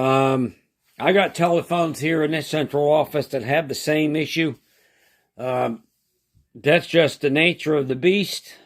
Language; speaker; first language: English; native; English